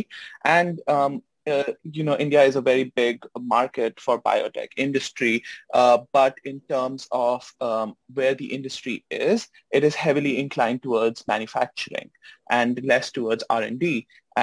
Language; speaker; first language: English; non-native, local second language; Hindi